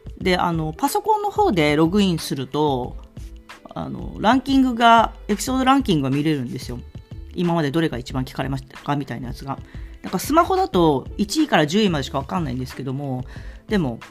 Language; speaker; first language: Japanese; native; Japanese